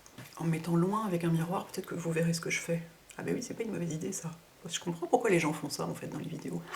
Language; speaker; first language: French; native; French